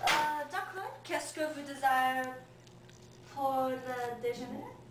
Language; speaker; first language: French; non-native, learner; English